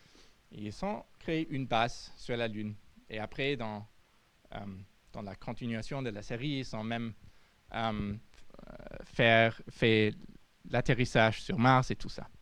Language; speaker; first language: French; non-native, fluent; German